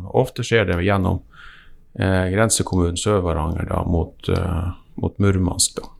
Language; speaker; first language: Norwegian; native; Norwegian